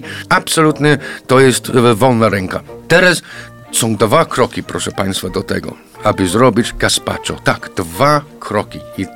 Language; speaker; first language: Polish; non-native, fluent; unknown